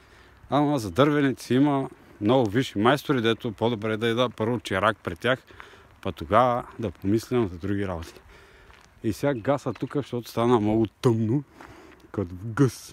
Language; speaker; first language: Bulgarian; native; Bulgarian